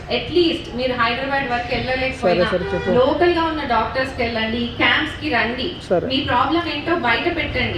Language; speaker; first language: Telugu; native; Telugu